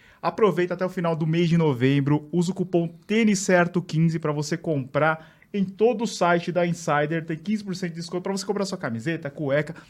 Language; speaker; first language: Portuguese; native; Portuguese